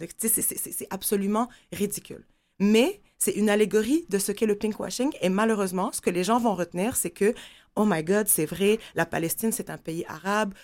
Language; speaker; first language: French; non-native, local second language; Arabic